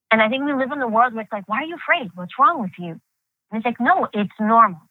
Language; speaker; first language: English; early bilingual, other home language; Greek